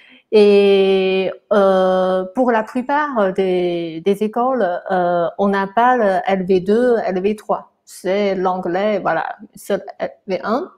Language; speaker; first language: French; non-native, fluent; Chinese